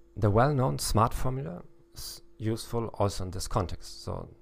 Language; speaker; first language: English; non-native, fluent; German